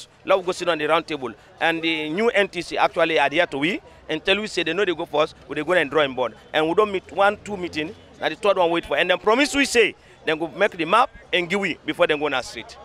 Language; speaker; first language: English; non-native, local second language; Krio